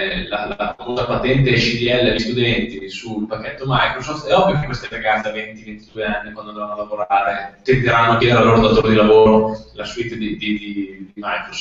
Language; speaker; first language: Italian; native; Italian